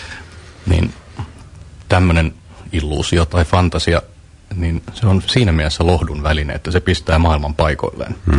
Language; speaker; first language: Finnish; native; Finnish